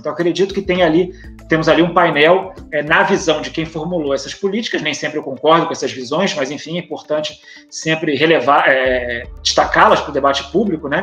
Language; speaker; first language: Portuguese; native; Portuguese